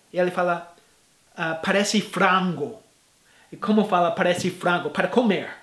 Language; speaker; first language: Portuguese; non-native, fluent; English